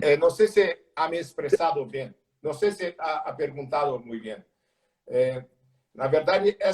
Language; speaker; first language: Spanish; non-native, learner; Portuguese